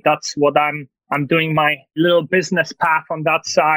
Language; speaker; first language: English; non-native, fluent; Polish